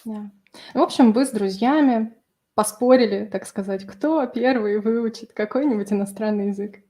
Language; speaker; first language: Russian; native; Russian